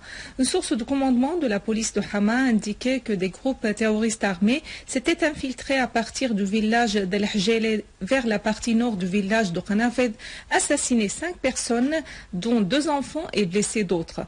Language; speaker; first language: French; non-native, fluent; Arabic